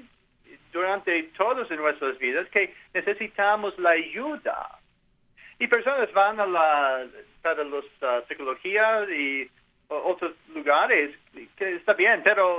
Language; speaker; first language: Spanish; non-native, learner; English